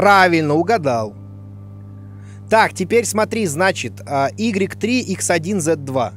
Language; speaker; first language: Russian; native; Russian